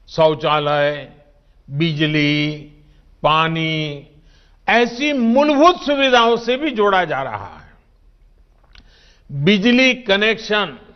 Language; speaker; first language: Hindi; non-native, local second language; Gujarati